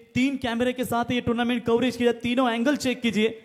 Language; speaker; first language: Hindi; non-native, local second language; Marathi